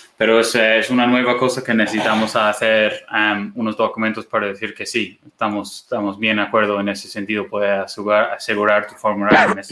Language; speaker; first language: Spanish; non-native, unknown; English